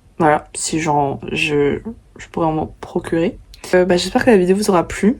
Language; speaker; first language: French; early bilingual, other home language; Vietnamese